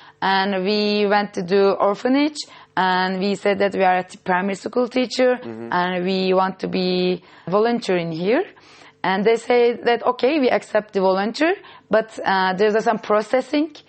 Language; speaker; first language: English; non-native, fluent; Turkish